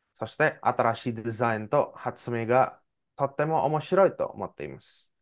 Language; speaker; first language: Japanese; non-native, learner; Indonesian